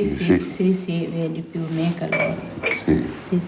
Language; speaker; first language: Italian; non-native, learner; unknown